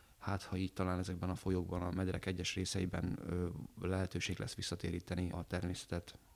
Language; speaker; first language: Hungarian; native; Hungarian